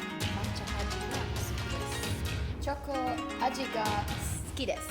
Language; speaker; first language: Japanese; non-native, learner; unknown